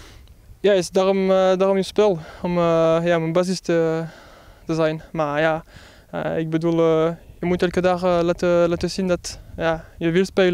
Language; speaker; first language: Dutch; non-native, fluent; French